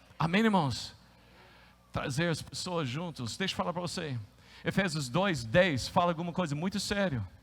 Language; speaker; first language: Portuguese; non-native, fluent; English